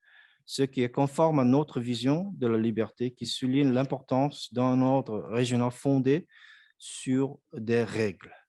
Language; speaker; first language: French; non-native, fluent; Korean